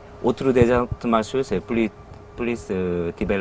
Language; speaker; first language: French; non-native, learner; Korean